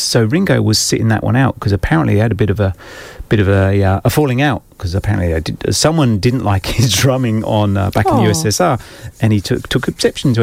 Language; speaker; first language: English; native; English